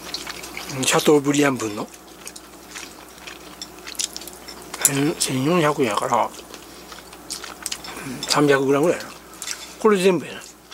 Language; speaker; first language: Japanese; native; Japanese